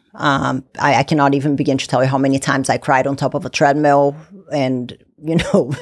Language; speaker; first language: English; non-native, fluent; Portuguese